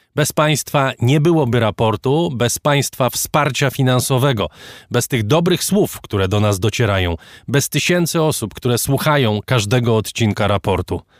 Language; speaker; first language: Polish; native; Polish